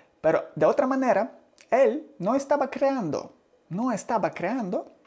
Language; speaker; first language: Spanish; non-native, learner; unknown